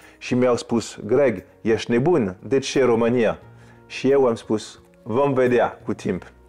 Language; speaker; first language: Romanian; non-native, fluent; French